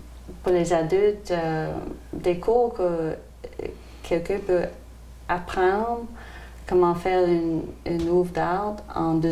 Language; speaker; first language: French; non-native, local second language; English